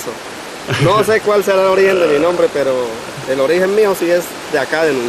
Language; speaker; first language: Spanish; native; Spanish